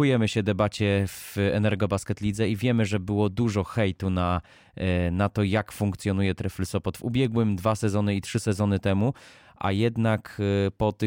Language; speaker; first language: Polish; native; Polish